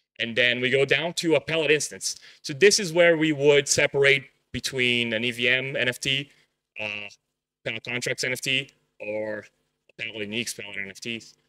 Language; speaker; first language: English; non-native, fluent; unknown